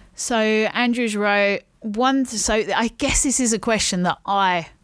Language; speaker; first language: English; native; English